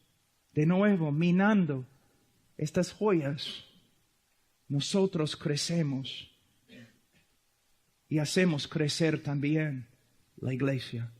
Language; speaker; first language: Spanish; non-native, fluent; English